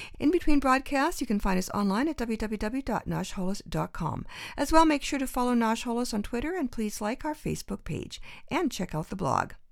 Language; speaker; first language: English; early bilingual, other home language; Ukrainian